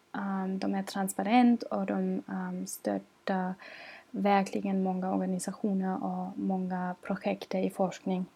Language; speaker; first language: Swedish; non-native, learner; German